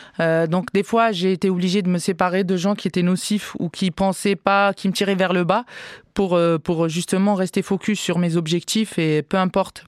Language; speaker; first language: French; non-native, local second language; Arabic